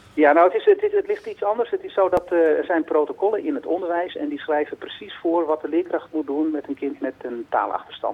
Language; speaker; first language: Dutch; native; Dutch